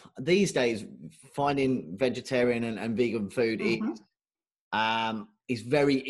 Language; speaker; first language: English; native; English